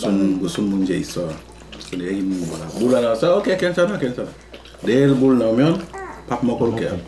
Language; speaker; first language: Korean; non-native, learner; French